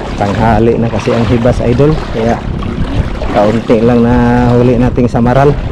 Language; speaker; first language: Filipino; non-native, local second language; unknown